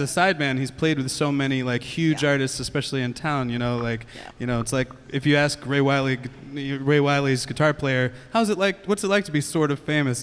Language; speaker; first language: English; native; English